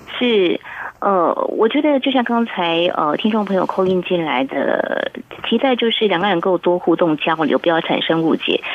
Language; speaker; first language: Chinese; native; Chinese